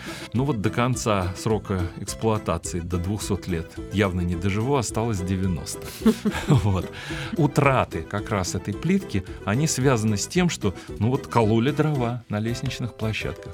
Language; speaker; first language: Russian; native; Russian